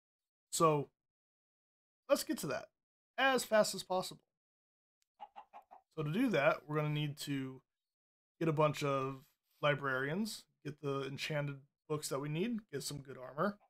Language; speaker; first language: English; native; English